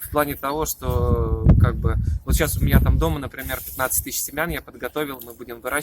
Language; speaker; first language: Russian; native; Russian